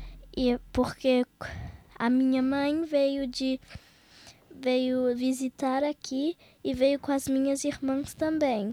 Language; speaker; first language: Portuguese; early bilingual, heritage; Portuguese